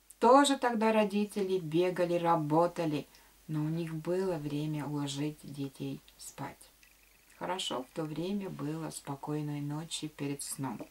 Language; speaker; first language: Russian; non-native, local second language; Latvian